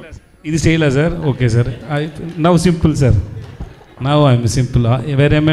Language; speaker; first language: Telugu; non-native, learner; Tamil